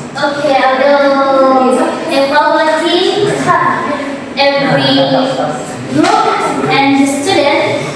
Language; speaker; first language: English; non-native, learner; Indonesian